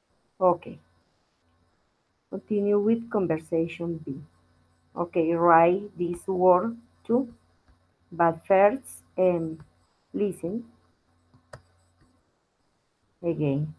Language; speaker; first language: English; non-native, learner; Spanish